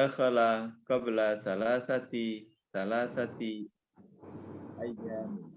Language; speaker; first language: Arabic; non-native, learner; Indonesian